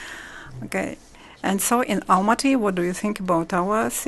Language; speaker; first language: English; non-native, learner; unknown